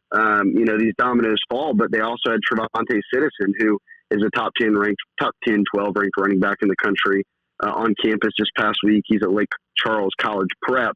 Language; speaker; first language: English; native; English